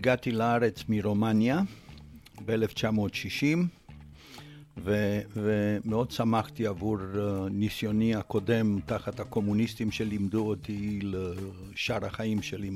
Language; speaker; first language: Hebrew; non-native, fluent; Romanian